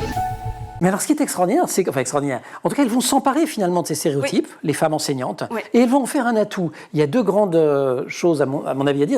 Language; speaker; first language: French; native; French